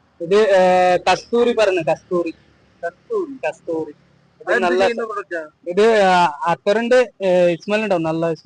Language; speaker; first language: Malayalam; non-native, learner; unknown